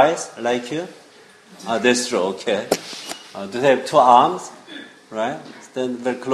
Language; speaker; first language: English; non-native, fluent; Korean